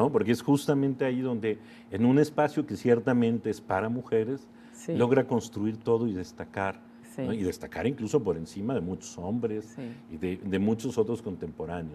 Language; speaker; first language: Spanish; native; Spanish